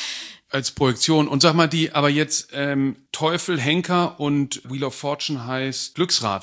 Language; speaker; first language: German; native; German